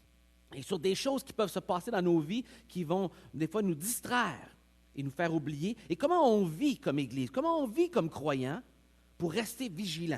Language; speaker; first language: French; native; French